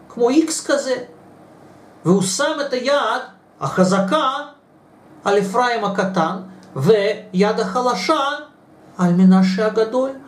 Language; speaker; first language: Hebrew; non-native, fluent; Russian